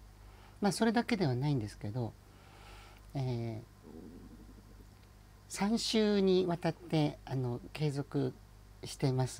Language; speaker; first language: Japanese; native; Japanese